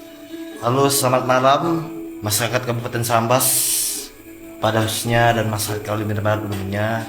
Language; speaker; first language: Indonesian; native; Indonesian